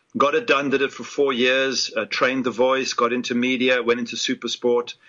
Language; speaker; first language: English; native; English